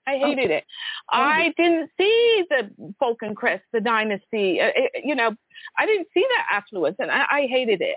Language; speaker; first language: English; native; English